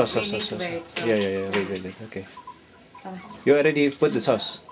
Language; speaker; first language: English; non-native, learner; Indonesian